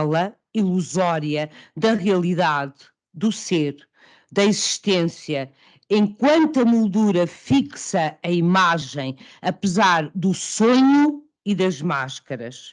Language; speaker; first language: Portuguese; native; Portuguese